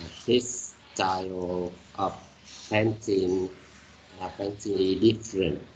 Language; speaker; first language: English; non-native, learner; Vietnamese